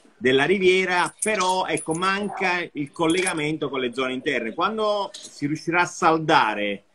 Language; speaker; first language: Italian; native; Italian